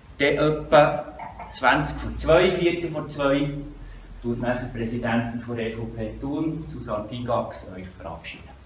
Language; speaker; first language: German; native; German